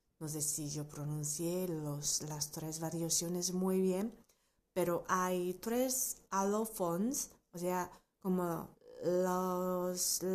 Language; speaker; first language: Spanish; non-native, fluent; Japanese